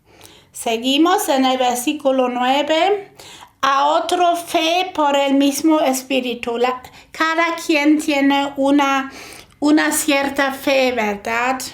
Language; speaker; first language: Spanish; non-native, fluent; German